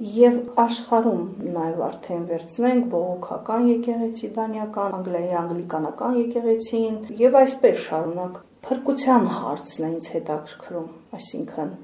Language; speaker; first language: Armenian; native; Armenian